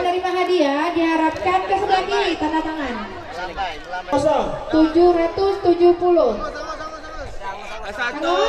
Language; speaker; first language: Malay; native; Malay